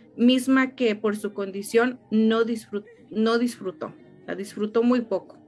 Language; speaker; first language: Spanish; native; Spanish